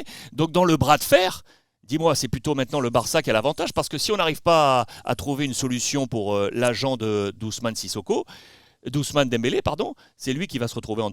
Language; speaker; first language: French; native; French